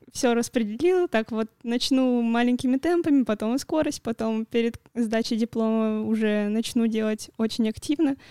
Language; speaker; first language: Russian; native; Russian